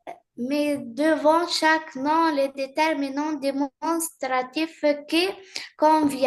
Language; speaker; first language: French; non-native, learner; Arabic